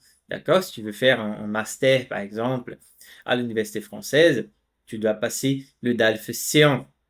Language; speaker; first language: French; non-native, fluent; Portuguese